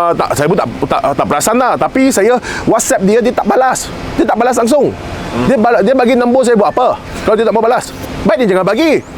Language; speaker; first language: Malay; non-native, local second language; Chinese